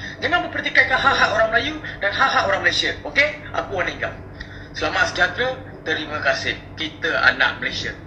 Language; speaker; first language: Malay; non-native, local second language; Tamil